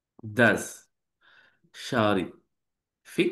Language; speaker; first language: English; non-native, learner; French